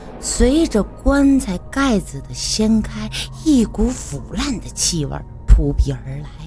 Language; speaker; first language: Chinese; native; Chinese